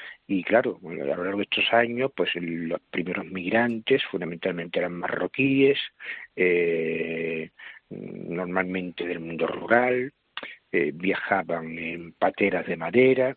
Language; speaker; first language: Spanish; native; Spanish